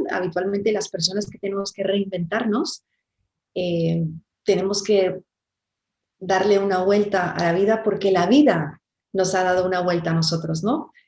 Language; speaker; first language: Spanish; native; Spanish